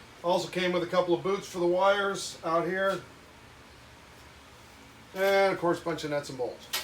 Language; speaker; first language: English; native; English